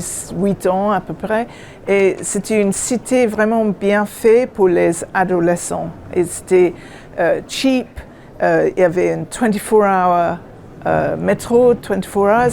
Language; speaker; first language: French; non-native, learner; English